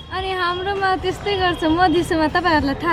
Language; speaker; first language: Nepali; non-native, local second language; Maithili